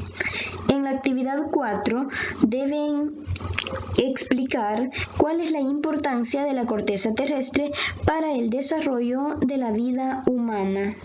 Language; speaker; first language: Spanish; native; Spanish